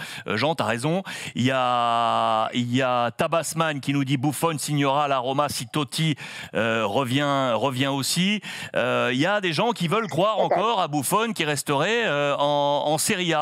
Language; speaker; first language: French; native; French